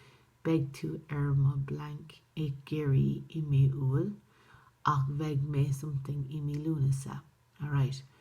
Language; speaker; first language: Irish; non-native, local second language; English